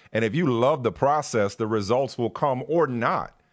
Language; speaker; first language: English; native; English